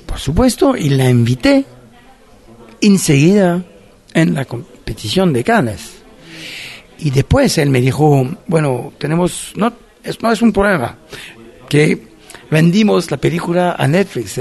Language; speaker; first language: Spanish; non-native, fluent; French